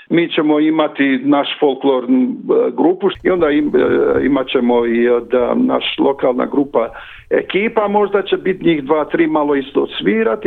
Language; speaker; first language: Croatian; early bilingual, other home language; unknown